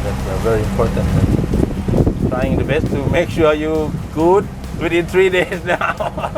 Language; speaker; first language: English; non-native, learner; Thai